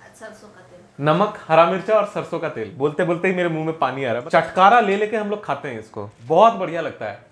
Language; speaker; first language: Hindi; native; Hindi